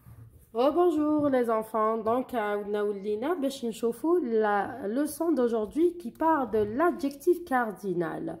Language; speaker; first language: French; non-native, local second language; Arabic